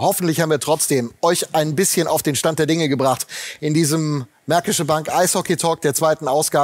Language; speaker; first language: German; native; German